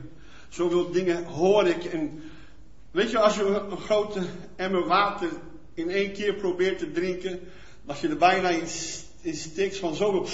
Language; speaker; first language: Dutch; non-native, fluent; Portuguese